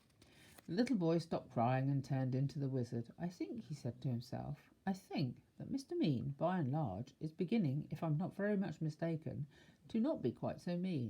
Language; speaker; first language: English; native; English